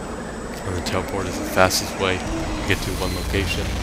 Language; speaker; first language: English; native; English